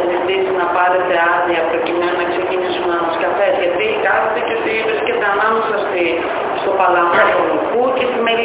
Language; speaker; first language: Greek; native; Greek